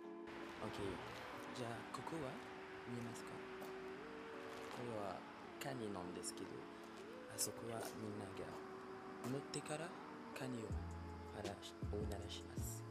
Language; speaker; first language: Japanese; non-native, fluent; French